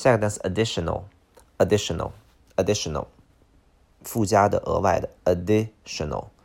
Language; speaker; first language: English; non-native, fluent; Chinese